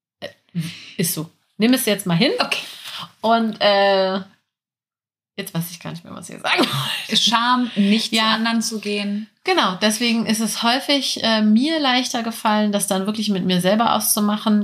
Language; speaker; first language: German; native; German